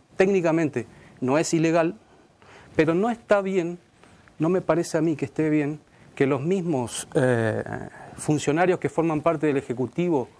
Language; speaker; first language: Spanish; native; Spanish